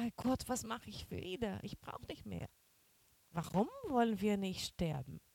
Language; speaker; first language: German; non-native, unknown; Portuguese